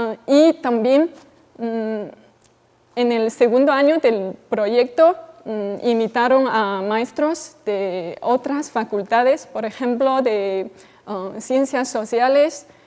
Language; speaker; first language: Spanish; non-native, fluent; Chinese